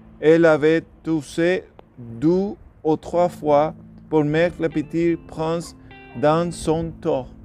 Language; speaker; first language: French; non-native, learner; Spanish